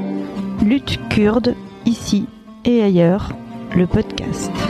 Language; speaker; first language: French; native; French